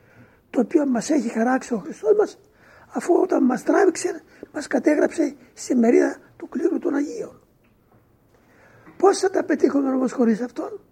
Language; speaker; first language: Greek; native; Greek